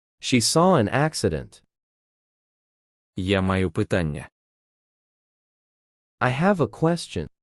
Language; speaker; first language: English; non-native, fluent; Ukrainian